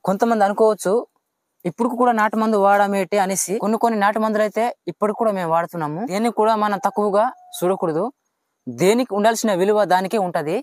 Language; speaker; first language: Telugu; non-native, local second language; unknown